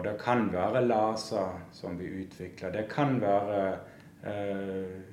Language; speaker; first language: Norwegian; non-native, fluent; German